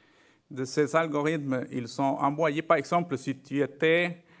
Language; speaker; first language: French; non-native, fluent; Spanish